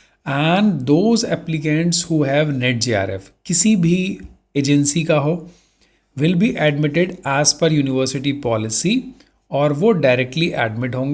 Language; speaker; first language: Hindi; native; Hindi